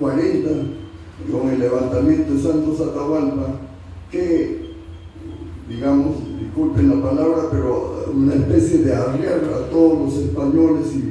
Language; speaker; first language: Spanish; native; Spanish